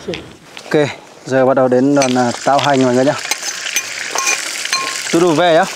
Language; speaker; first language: Vietnamese; native; Vietnamese